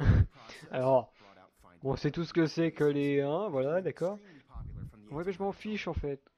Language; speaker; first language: French; native; French